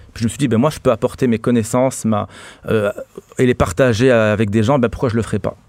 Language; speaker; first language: French; non-native, local second language; Arabic